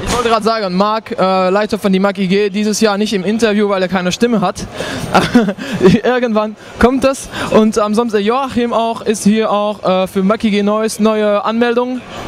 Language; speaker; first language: German; non-native, fluent; French